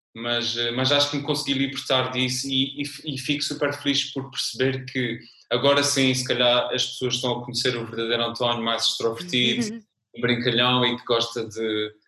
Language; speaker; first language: Portuguese; native; Portuguese